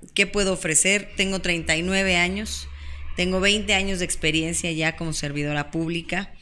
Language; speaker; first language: Spanish; native; Spanish